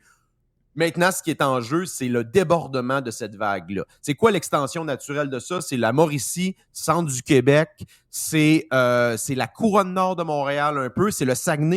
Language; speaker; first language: French; native; French